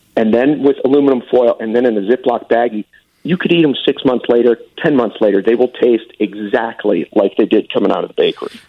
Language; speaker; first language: English; native; English